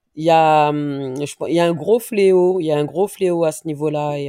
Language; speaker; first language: French; native; French